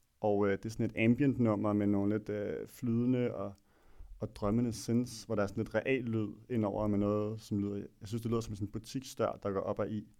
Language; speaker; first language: Danish; native; Danish